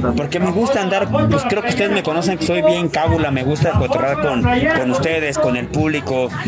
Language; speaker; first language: Spanish; native; Spanish